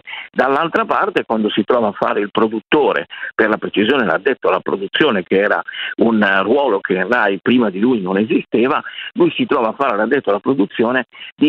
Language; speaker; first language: Italian; native; Italian